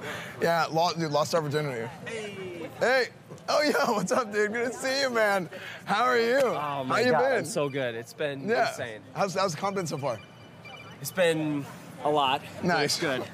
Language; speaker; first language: English; native; English